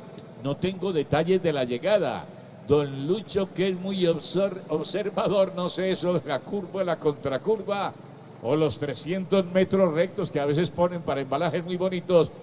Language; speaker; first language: Spanish; native; Spanish